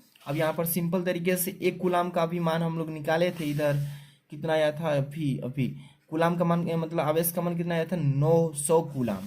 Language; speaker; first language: Hindi; native; Hindi